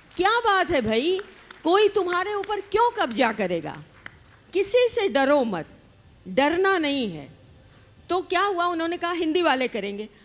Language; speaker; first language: Hindi; native; Hindi